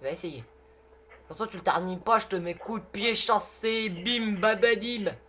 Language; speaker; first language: French; native; French